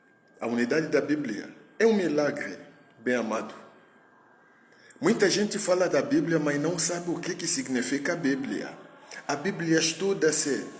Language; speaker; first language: Portuguese; non-native, fluent; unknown